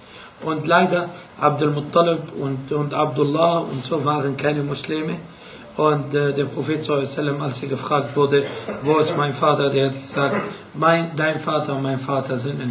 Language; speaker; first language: German; non-native, fluent; Arabic